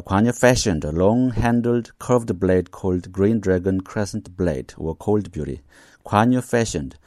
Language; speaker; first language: English; non-native, fluent; Korean